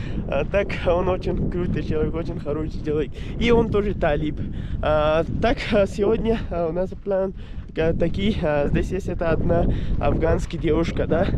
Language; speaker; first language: Russian; non-native, learner; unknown